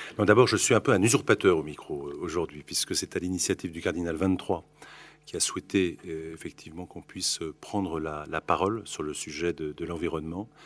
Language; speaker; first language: French; native; French